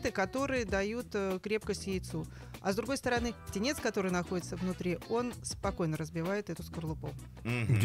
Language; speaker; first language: Russian; native; Russian